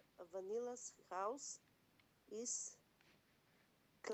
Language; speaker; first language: German; non-native, learner; Macedonian